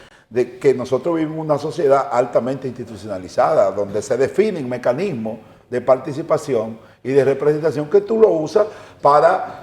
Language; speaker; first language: Spanish; native; Spanish